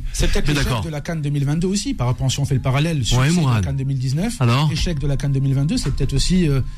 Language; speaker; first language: French; non-native, local second language; Arabic